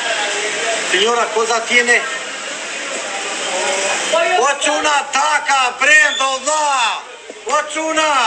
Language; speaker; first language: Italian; non-native, fluent; Albanian